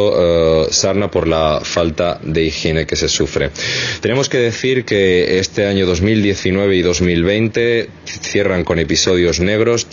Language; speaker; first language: Spanish; native; Spanish